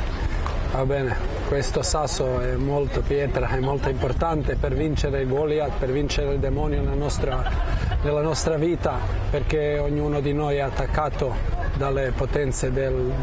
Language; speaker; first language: Italian; non-native, fluent; Croatian